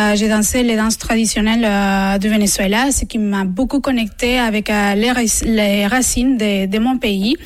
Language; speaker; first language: French; non-native, fluent; Spanish